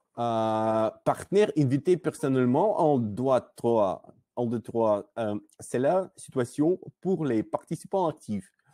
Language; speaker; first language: French; non-native, learner; Russian